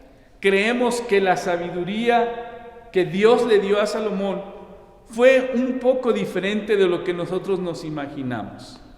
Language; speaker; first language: Spanish; native; Spanish